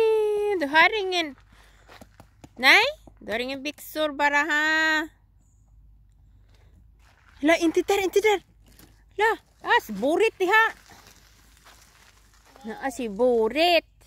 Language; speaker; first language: Swedish; non-native, learner; Filipino